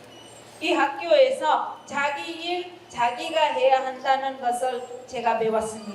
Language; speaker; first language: Korean; non-native, learner; Hindi